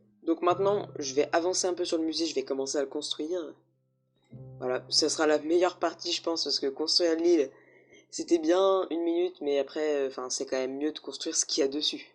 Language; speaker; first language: French; native; French